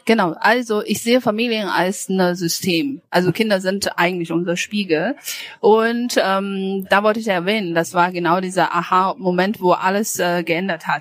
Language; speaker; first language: German; non-native, fluent; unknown